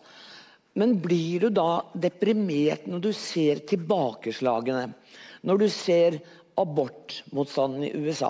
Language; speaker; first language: Norwegian; native; Norwegian